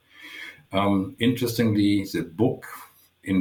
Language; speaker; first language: English; non-native, fluent; German